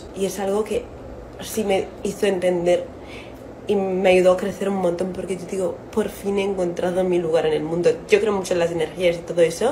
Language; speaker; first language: Spanish; non-native, fluent; Italian